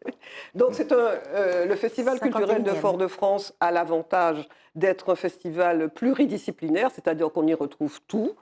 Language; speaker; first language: French; native; French